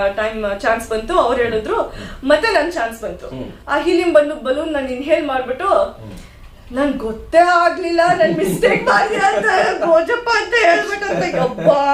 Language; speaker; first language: Kannada; non-native, learner; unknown